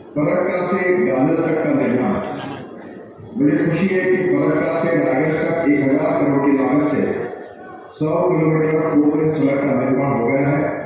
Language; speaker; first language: Hindi; native; Hindi